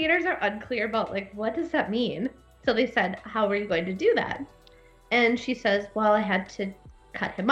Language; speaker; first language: English; native; English